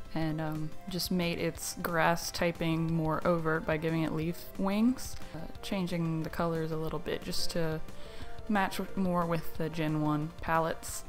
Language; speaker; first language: English; native; English